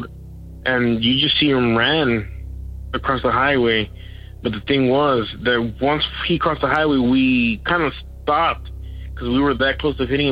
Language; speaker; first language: English; native; English